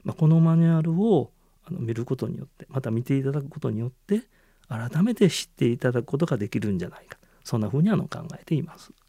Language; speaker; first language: Japanese; native; Japanese